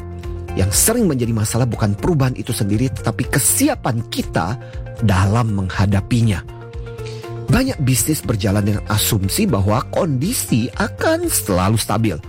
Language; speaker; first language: Indonesian; native; Indonesian